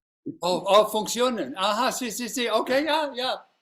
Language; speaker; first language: Spanish; non-native, fluent; English